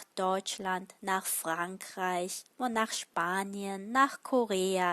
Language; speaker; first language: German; non-native, fluent; Korean